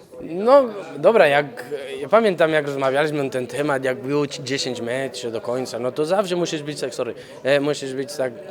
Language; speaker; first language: Polish; non-native, fluent; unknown